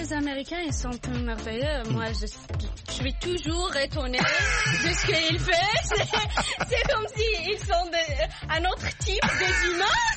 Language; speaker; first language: French; non-native, learner; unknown